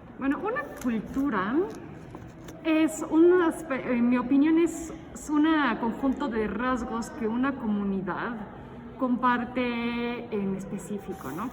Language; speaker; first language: Spanish; native; Spanish